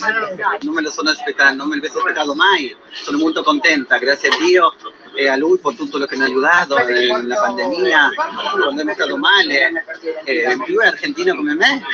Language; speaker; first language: Italian; non-native, fluent; Spanish